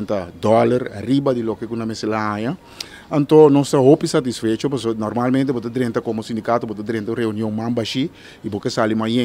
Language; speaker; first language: Spanish; non-native, learner; Papiamento